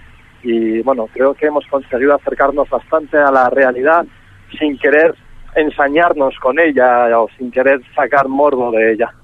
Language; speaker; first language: Spanish; native; Spanish